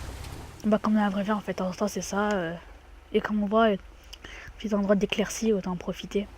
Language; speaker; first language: French; native; French